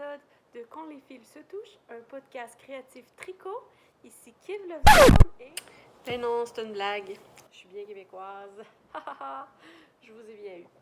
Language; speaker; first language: French; native; French